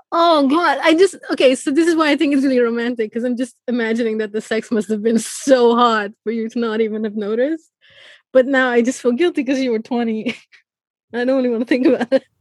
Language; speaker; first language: English; non-native, fluent; Persian